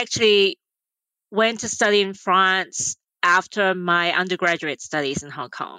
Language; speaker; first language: English; non-native, local second language; Cantonese